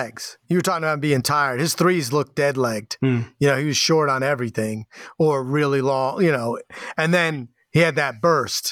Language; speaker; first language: English; native; English